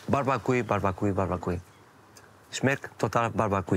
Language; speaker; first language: German; non-native, learner; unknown